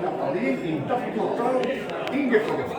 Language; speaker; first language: Dutch; non-native, learner; Polish